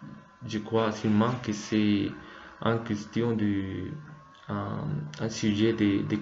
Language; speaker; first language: French; non-native, learner; Spanish